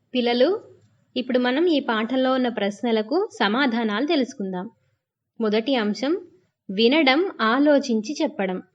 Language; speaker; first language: Telugu; native; Telugu